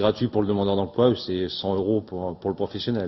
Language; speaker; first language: French; native; French